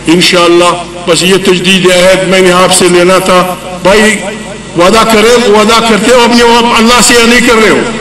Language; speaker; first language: Urdu; non-native, local second language; Pashto